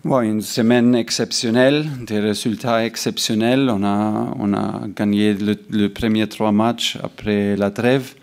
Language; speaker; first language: French; non-native, learner; German